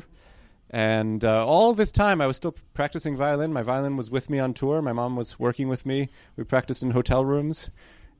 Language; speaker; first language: English; early bilingual, other home language; Hebrew